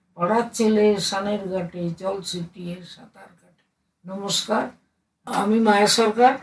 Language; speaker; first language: Bangla; native; Bangla